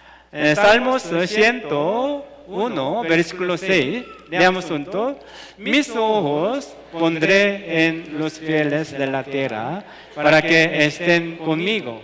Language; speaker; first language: Spanish; non-native, fluent; Korean